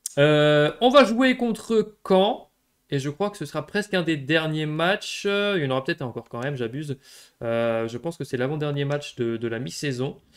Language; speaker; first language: French; native; French